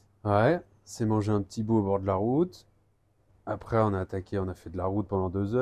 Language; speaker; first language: French; native; French